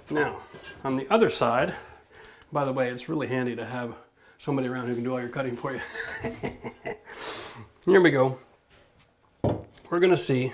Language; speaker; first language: English; native; English